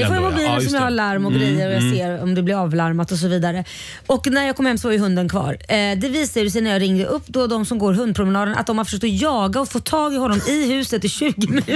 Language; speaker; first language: Swedish; native; Swedish